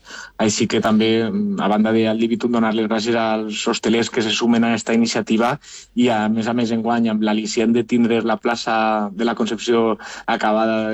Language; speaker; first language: Catalan; native; Catalan